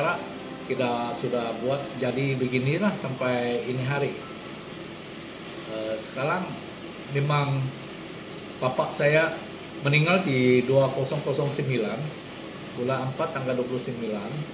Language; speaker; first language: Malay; non-native, local second language; Hakka Chinese